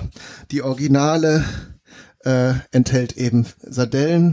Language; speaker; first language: German; native; German